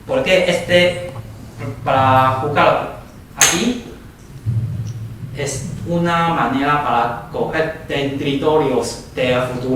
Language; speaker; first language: Spanish; non-native, fluent; Chinese